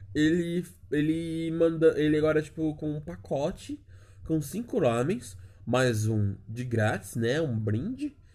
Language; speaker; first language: Portuguese; native; Portuguese